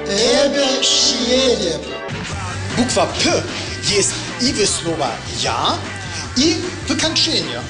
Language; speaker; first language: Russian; non-native, learner; German